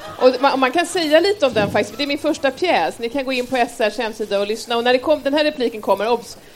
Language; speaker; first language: Swedish; native; Swedish